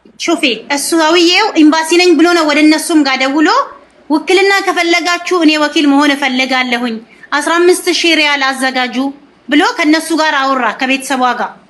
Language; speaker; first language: Amharic; native; Amharic